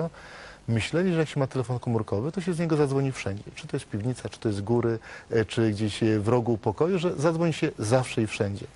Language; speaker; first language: Polish; native; Polish